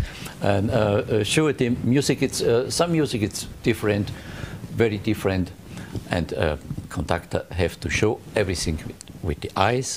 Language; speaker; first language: English; non-native, learner; German